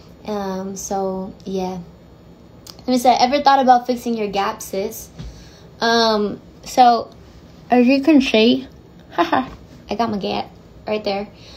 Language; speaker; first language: English; early bilingual, other home language; Spanish